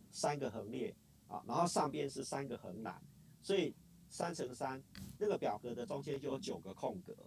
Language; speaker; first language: Chinese; native; Chinese